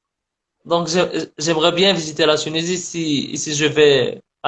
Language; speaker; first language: French; non-native, local second language; Arabic